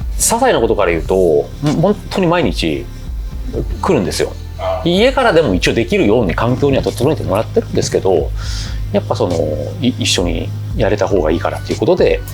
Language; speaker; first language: Japanese; native; Japanese